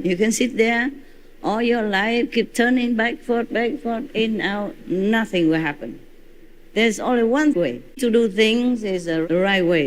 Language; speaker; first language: English; non-native, fluent; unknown